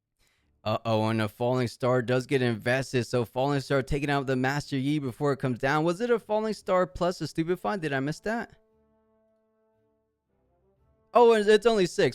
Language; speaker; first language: English; native; English